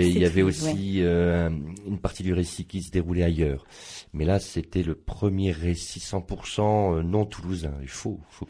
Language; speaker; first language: French; native; French